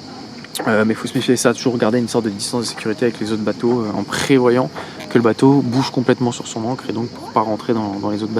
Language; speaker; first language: French; native; French